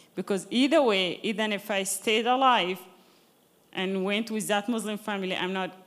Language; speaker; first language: English; non-native, fluent; Arabic